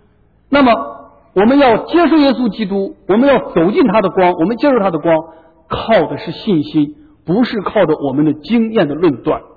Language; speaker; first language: Chinese; native; Chinese